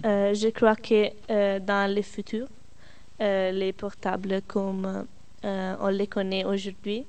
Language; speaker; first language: French; non-native, learner; Italian